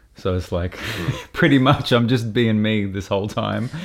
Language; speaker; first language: English; native; English